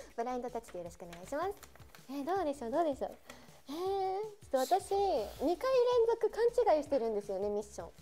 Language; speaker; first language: Japanese; non-native, fluent; English